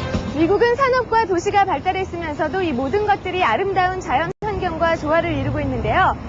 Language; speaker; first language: Korean; native; Korean